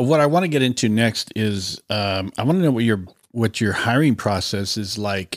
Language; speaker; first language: English; native; English